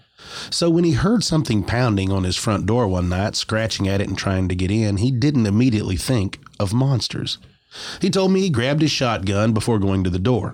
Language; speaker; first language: English; native; English